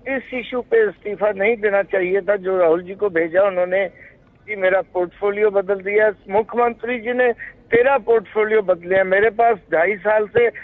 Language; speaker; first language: Hindi; non-native, local second language; Punjabi